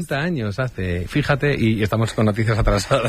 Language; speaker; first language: Spanish; native; Spanish